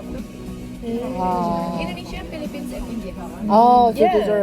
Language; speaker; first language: English; non-native, fluent; Indonesian